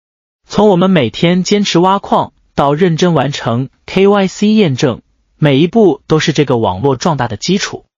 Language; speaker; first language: Chinese; native; Chinese